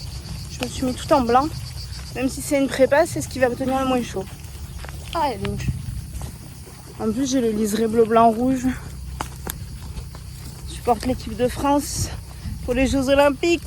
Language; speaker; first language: French; native; French